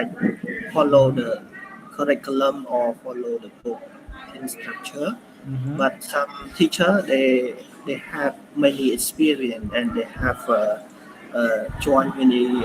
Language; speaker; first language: English; non-native, learner; Khmer